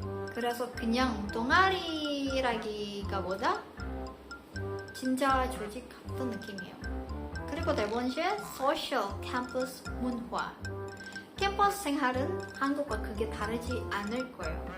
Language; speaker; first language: Korean; non-native, fluent; Indonesian